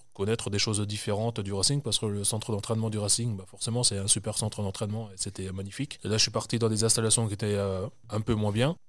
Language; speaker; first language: French; native; French